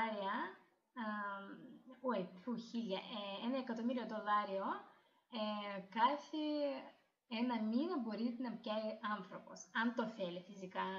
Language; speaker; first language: Greek; non-native, learner; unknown